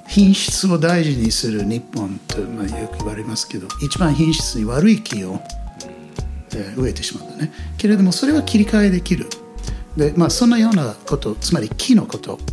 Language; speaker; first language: Japanese; non-native, fluent; English